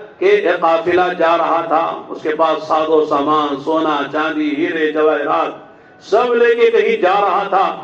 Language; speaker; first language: Urdu; native; Urdu